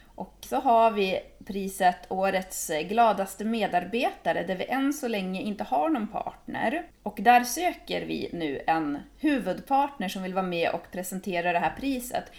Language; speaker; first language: Swedish; native; Swedish